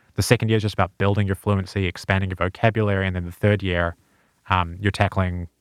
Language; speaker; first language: English; native; English